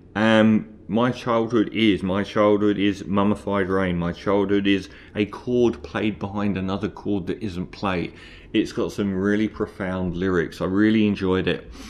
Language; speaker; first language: English; native; English